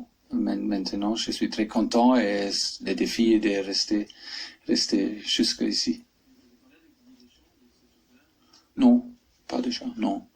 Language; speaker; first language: French; non-native, fluent; German